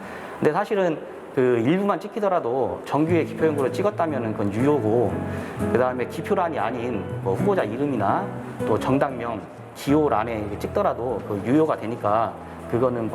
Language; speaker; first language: Korean; native; Korean